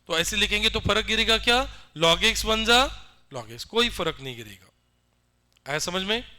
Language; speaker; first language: Hindi; non-native, local second language; Marathi